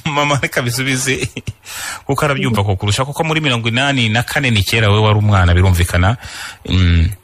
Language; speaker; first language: Kinyarwanda; native; Kinyarwanda